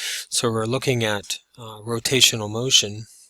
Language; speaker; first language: English; native; English